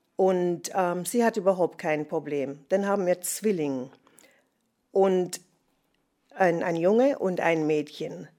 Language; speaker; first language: German; non-native, fluent; English